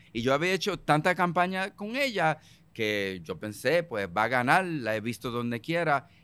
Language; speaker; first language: Spanish; early bilingual, heritage; Spanish